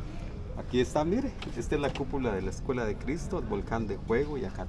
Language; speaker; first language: Spanish; native; Spanish